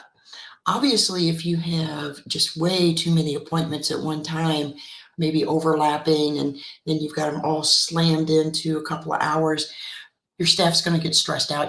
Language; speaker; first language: English; native; English